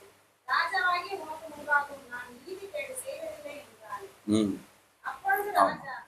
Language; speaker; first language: Tamil; native; Tamil